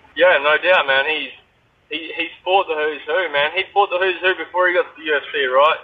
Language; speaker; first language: English; native; English